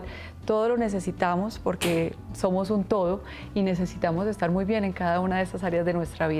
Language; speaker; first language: Spanish; native; Spanish